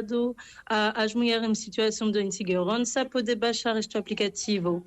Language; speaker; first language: Portuguese; non-native, fluent; French